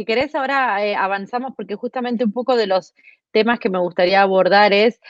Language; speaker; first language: Spanish; native; Spanish